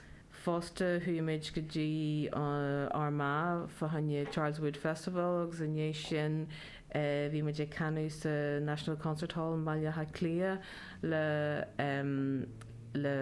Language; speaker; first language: Irish; non-native, learner; Welsh